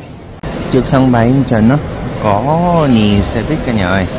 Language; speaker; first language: Vietnamese; non-native, learner; Korean